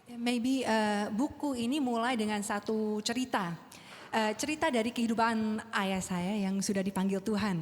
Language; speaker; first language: Indonesian; non-native, fluent; English